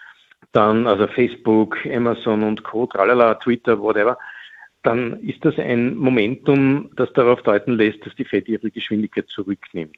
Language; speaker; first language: German; native; German